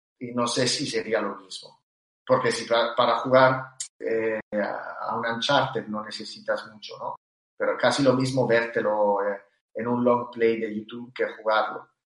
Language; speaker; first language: Spanish; non-native, fluent; Italian